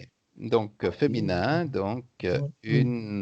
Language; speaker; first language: French; native; French